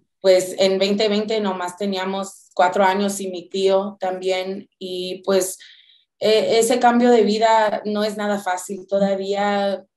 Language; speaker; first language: Spanish; early bilingual, heritage; Spanish